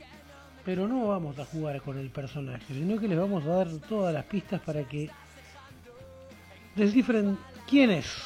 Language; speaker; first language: Spanish; native; Spanish